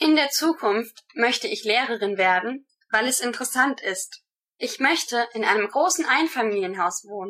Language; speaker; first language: German; non-native, learner; English